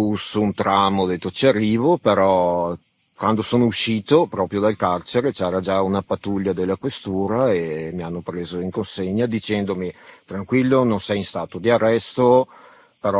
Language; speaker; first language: Italian; early bilingual, other home language; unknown